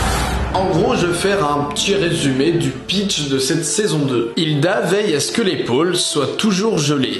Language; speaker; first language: French; native; French